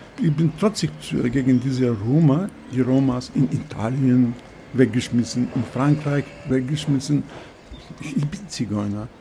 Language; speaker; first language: German; non-native, fluent; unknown